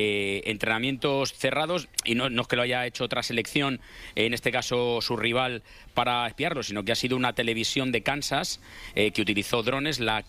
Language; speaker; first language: Spanish; native; Spanish